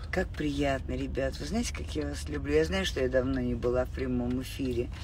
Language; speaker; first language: Russian; native; Russian